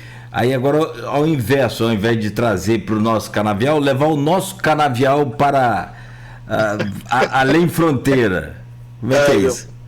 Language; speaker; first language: Portuguese; native; Portuguese